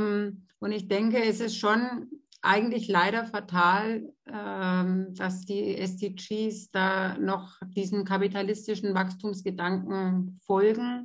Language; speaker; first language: German; native; German